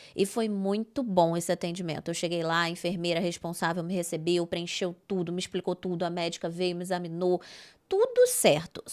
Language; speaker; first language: Portuguese; native; Portuguese